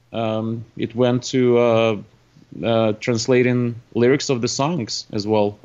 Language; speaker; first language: English; non-native, fluent; Russian